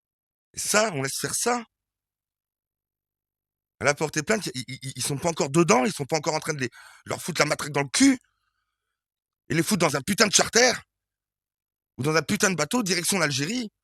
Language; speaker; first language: French; native; French